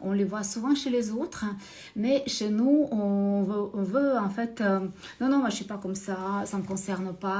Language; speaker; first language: French; non-native, fluent; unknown